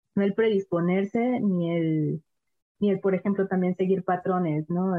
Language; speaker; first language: Spanish; native; Spanish